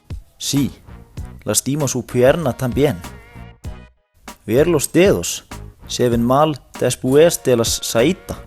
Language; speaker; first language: Spanish; non-native, learner; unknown